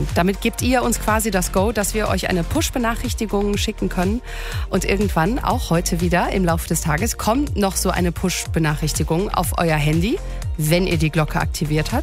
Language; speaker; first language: German; native; German